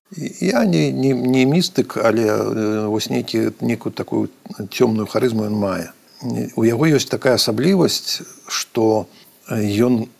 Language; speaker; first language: Belarusian; native; Belarusian